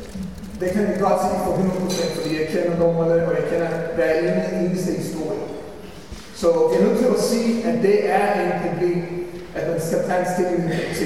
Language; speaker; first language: Danish; non-native, fluent; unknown